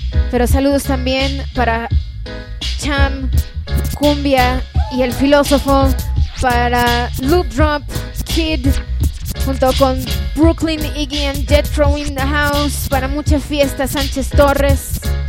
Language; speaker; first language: Spanish; native; Spanish